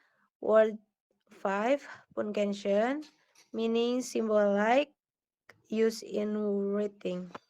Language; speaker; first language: English; non-native, learner; Indonesian